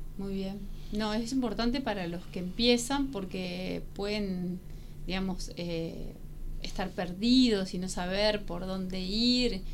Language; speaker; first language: Spanish; native; Spanish